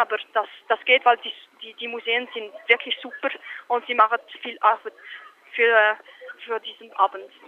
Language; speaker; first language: German; non-native, local second language; French